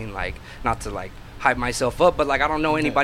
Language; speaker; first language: English; native; English